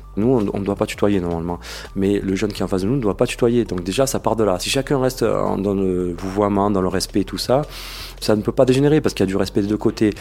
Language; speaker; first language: French; native; French